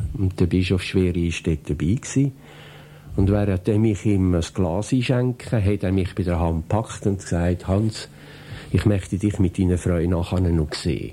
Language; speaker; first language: German; native; German